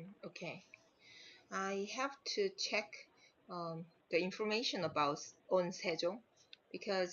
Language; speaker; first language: English; non-native, learner; Korean